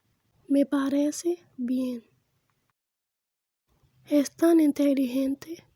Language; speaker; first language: Spanish; non-native, fluent; Haitian Creole